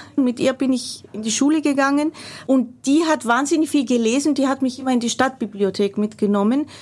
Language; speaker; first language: German; non-native, fluent; Greek